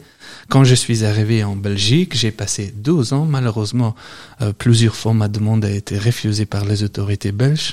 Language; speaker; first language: French; non-native, fluent; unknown